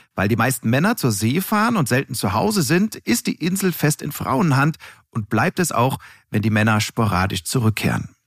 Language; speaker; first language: German; native; German